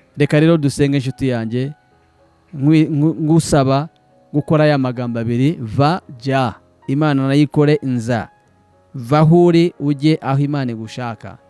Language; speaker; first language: Kinyarwanda; early bilingual, heritage; Kinyarwanda